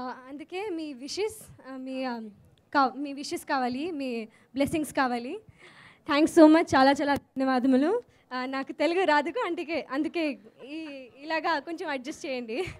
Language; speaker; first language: Telugu; non-native, learner; Hindi